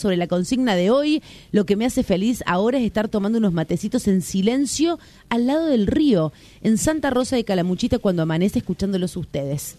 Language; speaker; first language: Spanish; native; Spanish